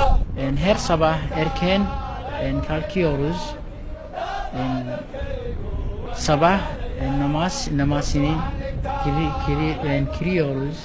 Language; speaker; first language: Turkish; non-native, learner; Somali